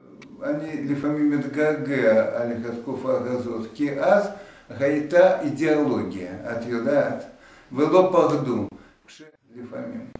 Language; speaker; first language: Hebrew; non-native, fluent; Russian